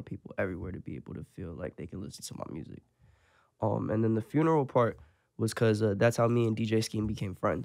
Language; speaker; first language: English; native; English